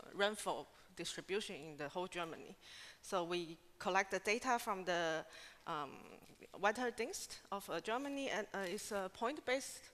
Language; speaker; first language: English; non-native, fluent; Chinese